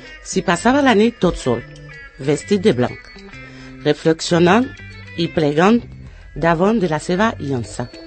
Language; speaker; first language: Catalan; non-native, learner; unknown